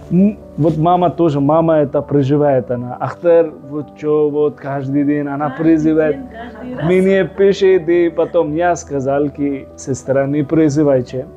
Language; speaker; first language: Russian; non-native, learner; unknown